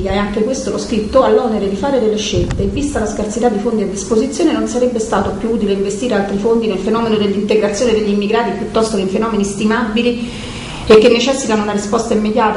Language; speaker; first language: Italian; native; Italian